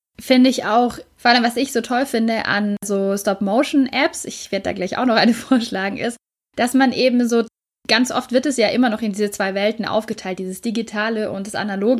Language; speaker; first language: German; native; German